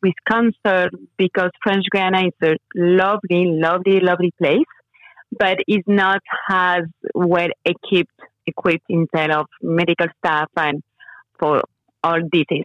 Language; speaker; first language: English; non-native, fluent; French